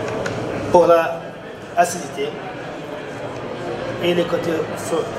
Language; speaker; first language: French; non-native, learner; Portuguese